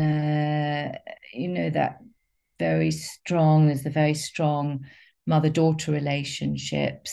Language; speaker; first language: English; native; English